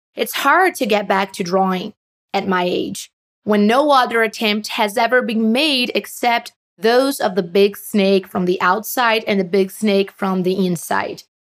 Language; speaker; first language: English; non-native, fluent; Portuguese